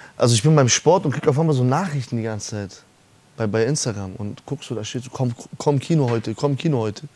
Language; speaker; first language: German; early bilingual, other home language; Persian